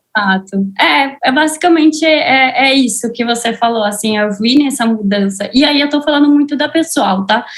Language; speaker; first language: Portuguese; non-native, fluent; Spanish